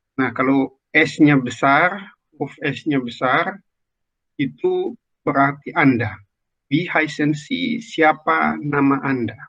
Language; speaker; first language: Indonesian; native; Indonesian